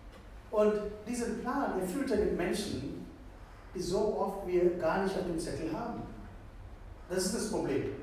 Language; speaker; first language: German; non-native, fluent; Tamil